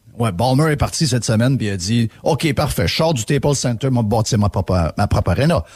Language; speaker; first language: French; native; French